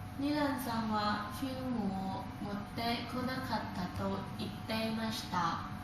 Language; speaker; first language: Japanese; non-native, fluent; Thai